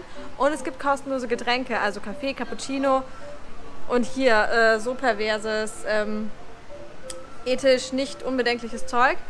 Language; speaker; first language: German; native; German